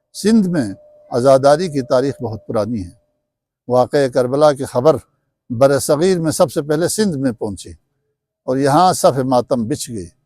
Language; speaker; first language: Urdu; non-native, local second language; Balti